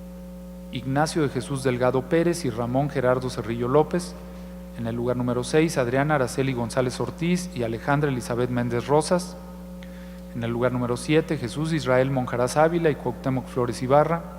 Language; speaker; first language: Spanish; native; Spanish